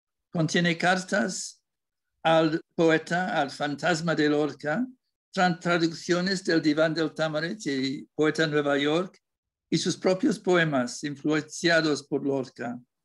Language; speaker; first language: Spanish; non-native, fluent; English